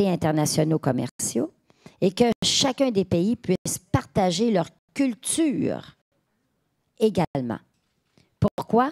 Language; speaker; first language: French; native; French